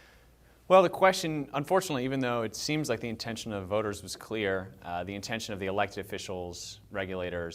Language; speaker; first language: English; native; English